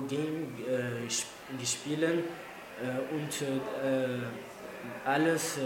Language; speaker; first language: German; non-native, learner; French